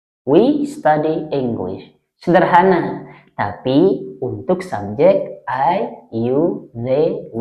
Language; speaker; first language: English; non-native, fluent; Indonesian